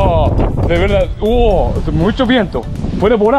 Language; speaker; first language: Spanish; non-native, learner; Japanese